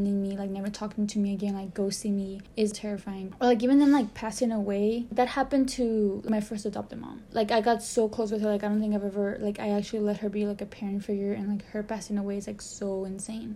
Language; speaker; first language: English; early bilingual, other home language; Spanish